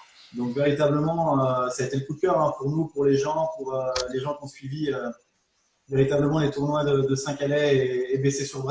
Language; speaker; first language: French; native; French